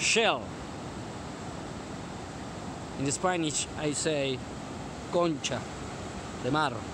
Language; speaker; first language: English; non-native, learner; Spanish